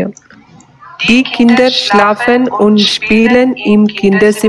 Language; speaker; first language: German; non-native, learner; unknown